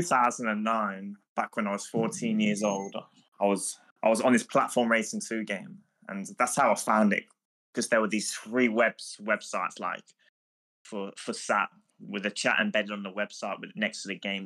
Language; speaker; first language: English; native; English